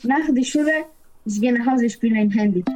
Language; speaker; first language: German; non-native, learner; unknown